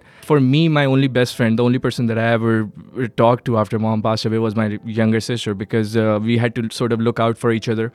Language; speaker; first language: English; non-native, local second language; Urdu